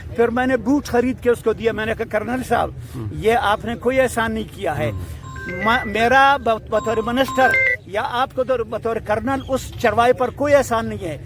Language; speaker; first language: Urdu; non-native, local second language; Pashto